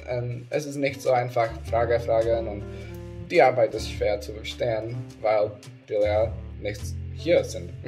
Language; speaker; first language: German; non-native, learner; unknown